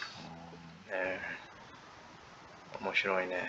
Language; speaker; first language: Japanese; non-native, learner; English